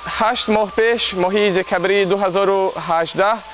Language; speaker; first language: Persian; non-native, learner; Portuguese